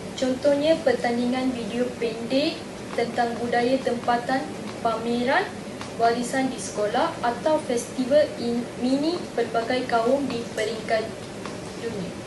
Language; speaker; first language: Malay; non-native, local second language; Tamil